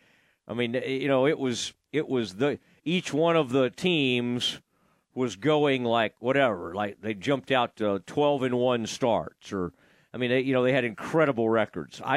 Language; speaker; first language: English; native; English